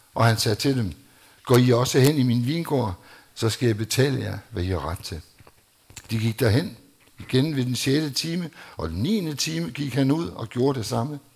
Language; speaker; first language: Danish; native; Danish